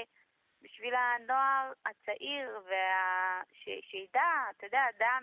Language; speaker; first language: Hebrew; early bilingual, other home language; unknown